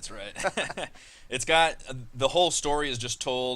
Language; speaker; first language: English; native; English